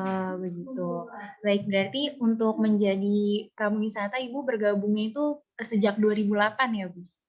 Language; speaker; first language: Indonesian; native; Indonesian